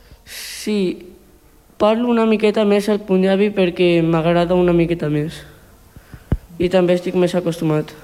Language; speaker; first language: Catalan; early bilingual, other home language; Urdu